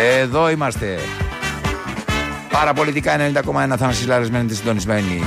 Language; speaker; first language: Greek; native; Greek